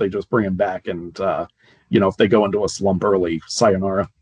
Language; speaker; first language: English; native; English